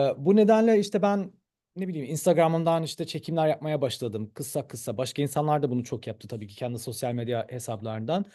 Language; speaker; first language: Turkish; early bilingual, heritage; Turkish